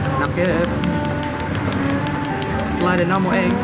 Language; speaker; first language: English; non-native, fluent; Vietnamese